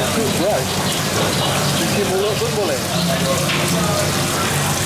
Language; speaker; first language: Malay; non-native, learner; English